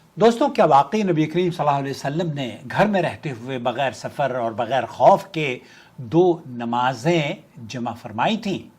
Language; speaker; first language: Urdu; native; Urdu